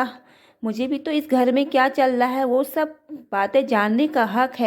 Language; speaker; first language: Hindi; native; Hindi